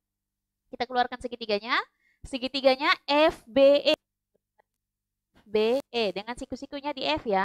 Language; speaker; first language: Indonesian; native; Indonesian